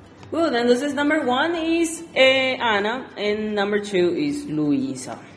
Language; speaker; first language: English; non-native, fluent; Spanish